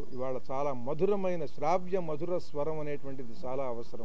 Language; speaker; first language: Telugu; native; Telugu